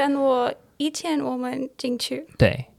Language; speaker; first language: Chinese; non-native, learner; English